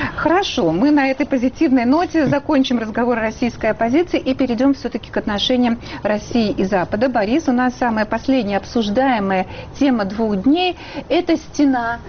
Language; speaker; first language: Russian; native; Russian